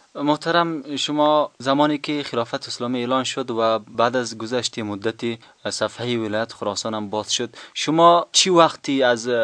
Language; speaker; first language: Persian; native; Persian